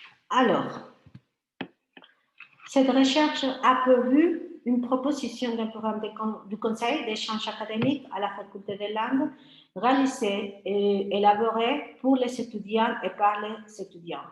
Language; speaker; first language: French; non-native, fluent; Spanish